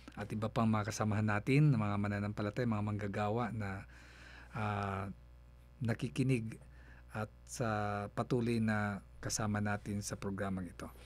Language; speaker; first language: Filipino; non-native, local second language; Cebuano